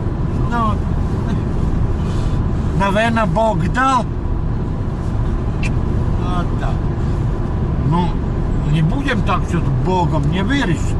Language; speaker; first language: Russian; native; Russian